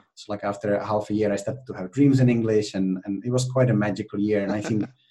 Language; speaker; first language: English; non-native, fluent; Czech